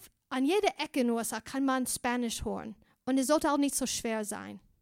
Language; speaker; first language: German; non-native, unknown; English